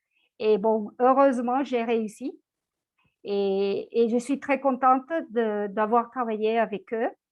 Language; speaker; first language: French; non-native, fluent; Spanish